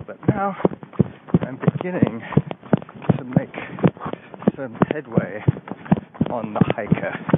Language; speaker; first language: English; native; English